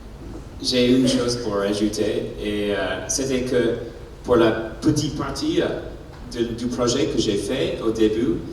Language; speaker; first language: French; non-native, learner; English